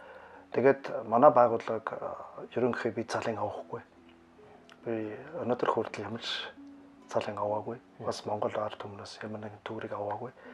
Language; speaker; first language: Mongolian; non-native, fluent; German